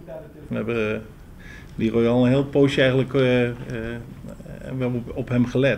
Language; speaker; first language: Dutch; native; Dutch